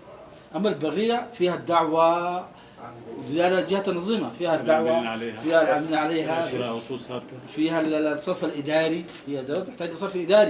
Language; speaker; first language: Arabic; native; Arabic